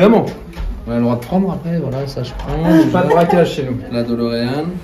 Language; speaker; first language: French; native; French